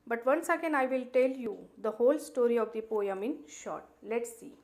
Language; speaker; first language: English; non-native, local second language; Marathi